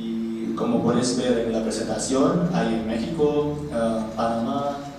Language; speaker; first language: Spanish; non-native, learner; Indonesian